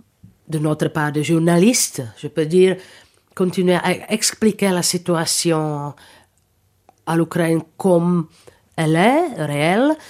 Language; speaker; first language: French; non-native, fluent; Czech